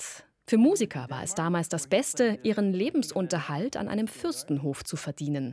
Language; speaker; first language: German; native; German